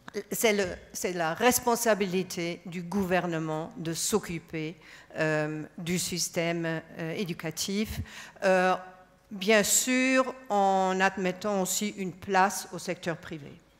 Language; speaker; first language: French; non-native, fluent; German